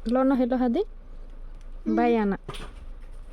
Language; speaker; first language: Arabic; non-native, learner; Bangla